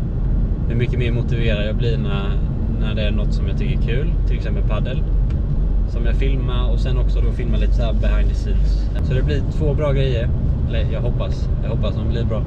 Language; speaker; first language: Swedish; native; Swedish